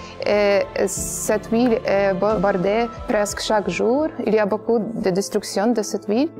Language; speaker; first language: French; non-native, learner; Ukrainian